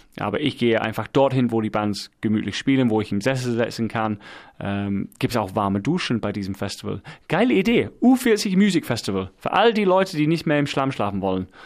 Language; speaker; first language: German; non-native, fluent; English